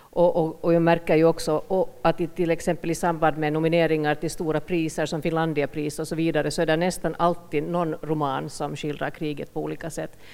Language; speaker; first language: Swedish; native; Swedish